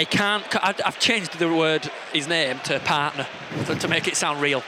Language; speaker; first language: English; native; English